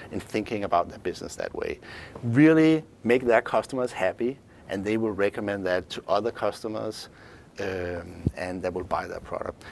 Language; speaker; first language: English; non-native, fluent; Danish